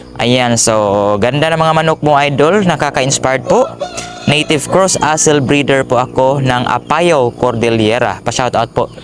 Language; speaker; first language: Filipino; non-native, local second language; Cebuano